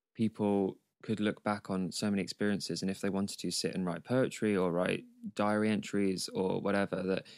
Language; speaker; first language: English; native; English